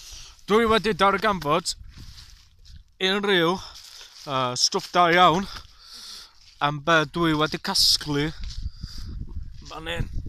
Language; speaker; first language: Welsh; non-native, learner; English